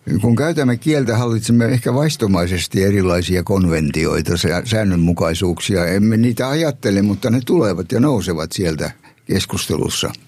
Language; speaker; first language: Finnish; native; Finnish